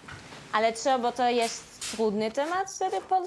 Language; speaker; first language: Polish; non-native, learner; Dutch